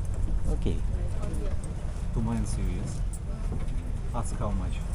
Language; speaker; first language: English; non-native, learner; Russian